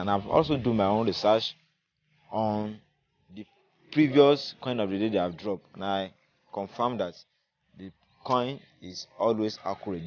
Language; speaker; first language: English; non-native, local second language; Yoruba